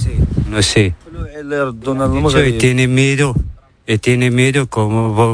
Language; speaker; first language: Spanish; non-native, learner; Arabic